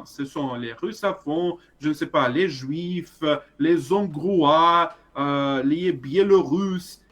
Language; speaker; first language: French; non-native, fluent; Russian